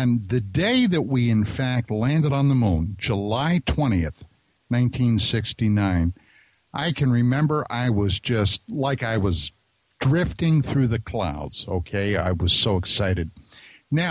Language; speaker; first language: English; native; English